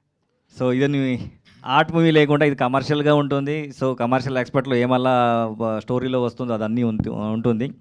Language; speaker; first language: Telugu; non-native, learner; Kannada